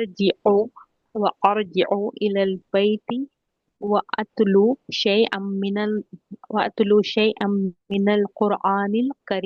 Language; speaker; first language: Arabic; non-native, learner; Urdu